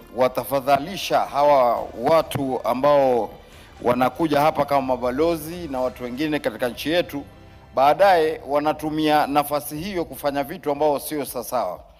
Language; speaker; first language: Swahili; native; Swahili